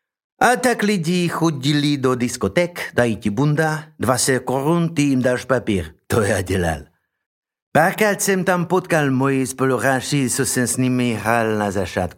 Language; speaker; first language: Czech; non-native, learner; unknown